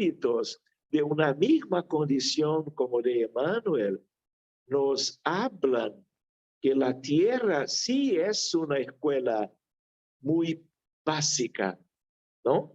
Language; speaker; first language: Spanish; non-native, fluent; Portuguese